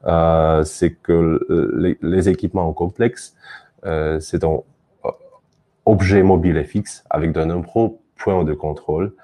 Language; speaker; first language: French; non-native, fluent; Russian